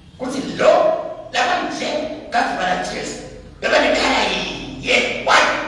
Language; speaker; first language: Zulu; non-native, local second language; Swati